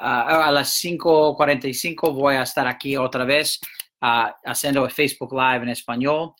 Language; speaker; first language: Spanish; non-native, fluent; English